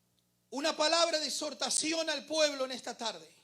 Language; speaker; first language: Spanish; native; Spanish